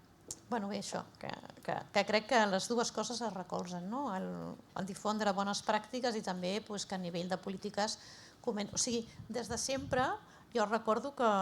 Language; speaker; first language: Catalan; native; Catalan